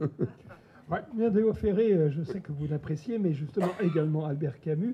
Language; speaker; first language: French; native; French